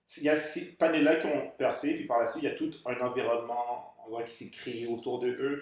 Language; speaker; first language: French; native; French